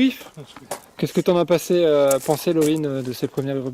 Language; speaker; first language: French; native; French